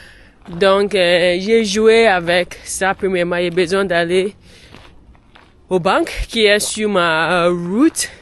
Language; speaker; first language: French; non-native, learner; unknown